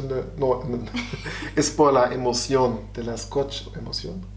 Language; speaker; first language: Spanish; non-native, fluent; German